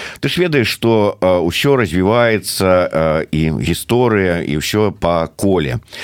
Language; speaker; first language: Belarusian; native; Belarusian